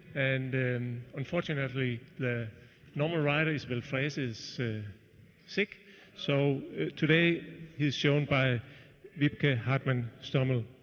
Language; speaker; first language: English; non-native, fluent; Danish